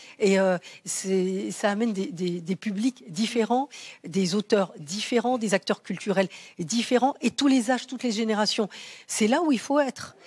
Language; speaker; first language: French; native; French